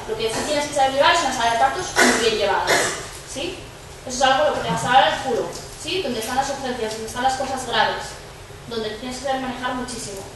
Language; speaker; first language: Spanish; non-native, local second language; Catalan